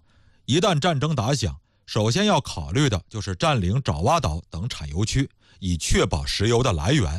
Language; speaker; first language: Chinese; native; Chinese